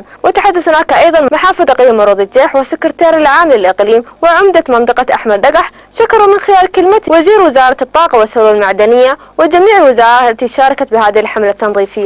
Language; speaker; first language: Arabic; non-native, local second language; Somali